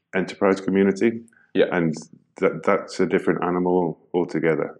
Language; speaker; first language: English; native; English